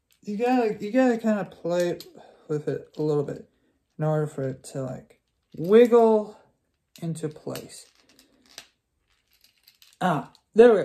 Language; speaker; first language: English; native; English